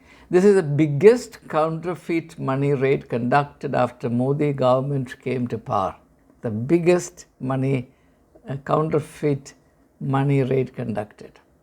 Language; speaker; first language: English; non-native, local second language; Malayalam